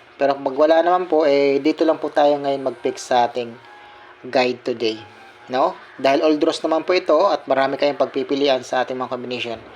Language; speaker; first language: Filipino; non-native, local second language; Cebuano